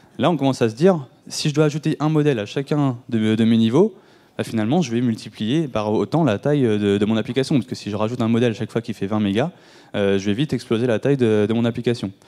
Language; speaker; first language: French; native; French